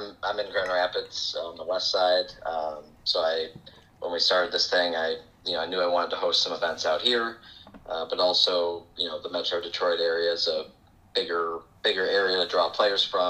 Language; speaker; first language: English; native; English